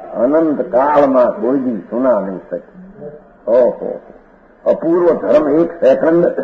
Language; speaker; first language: Hindi; non-native, local second language; Gujarati